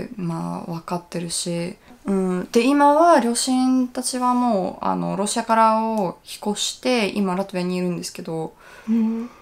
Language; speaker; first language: Japanese; non-native, fluent; Russian